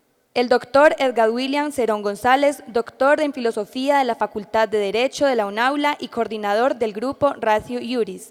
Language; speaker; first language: Spanish; native; Spanish